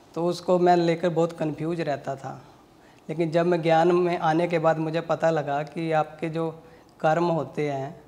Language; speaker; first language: Hindi; native; Hindi